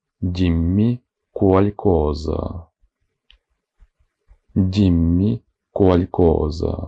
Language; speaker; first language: Italian; non-native, fluent; Ukrainian